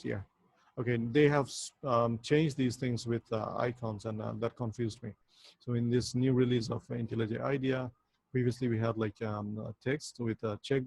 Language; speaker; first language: English; non-native, local second language; Bangla